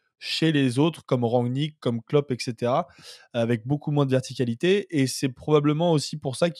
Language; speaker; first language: French; native; French